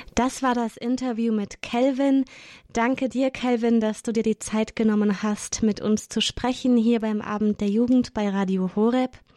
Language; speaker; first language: German; native; German